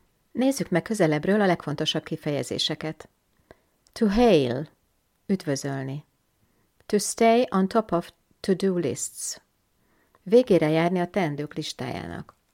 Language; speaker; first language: Hungarian; native; Hungarian